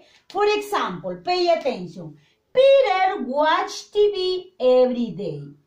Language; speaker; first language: English; non-native, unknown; Spanish